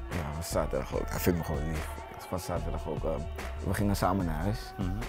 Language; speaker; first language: Dutch; early bilingual, other home language; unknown